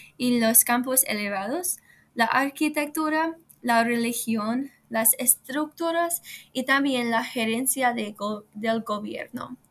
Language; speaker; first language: Spanish; non-native, learner; English